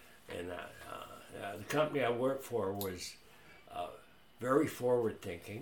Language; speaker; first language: English; native; English